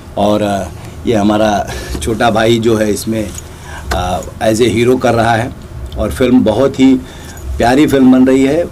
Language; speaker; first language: Hindi; native; Hindi